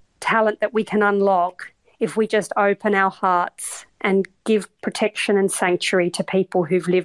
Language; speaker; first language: English; native; English